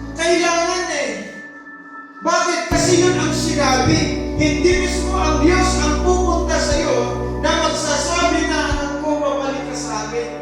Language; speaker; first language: Filipino; non-native, local second language; Iloko